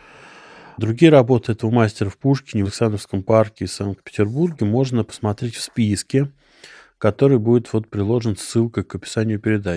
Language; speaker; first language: Russian; native; Russian